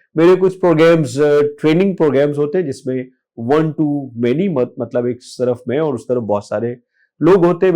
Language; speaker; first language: Urdu; non-native, local second language; Punjabi